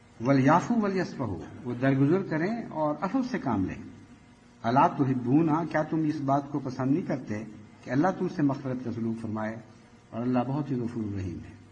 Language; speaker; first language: Hindi; native; Hindi